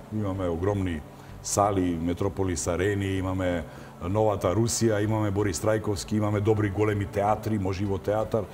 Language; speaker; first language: Macedonian; native; Macedonian